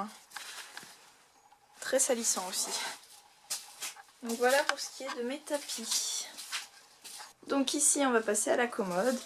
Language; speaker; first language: French; native; French